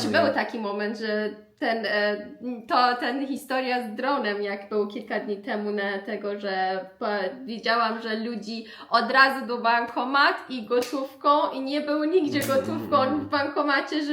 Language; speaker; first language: Polish; non-native, learner; Persian